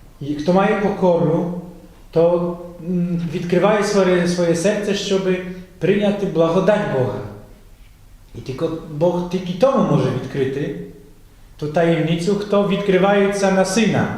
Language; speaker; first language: Ukrainian; non-native, fluent; Polish